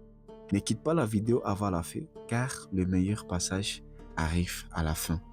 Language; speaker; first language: French; non-native, local second language; Swahili